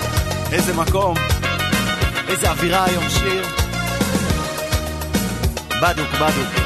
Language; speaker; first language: Hebrew; native; Hebrew